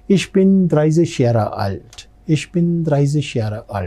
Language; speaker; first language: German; non-native, fluent; Telugu